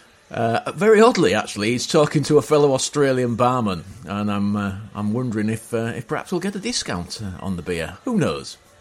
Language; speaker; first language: English; native; English